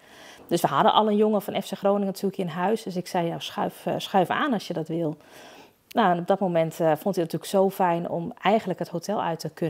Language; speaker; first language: Dutch; native; Dutch